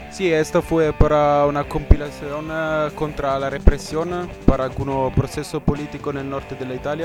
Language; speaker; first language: Spanish; non-native, learner; Italian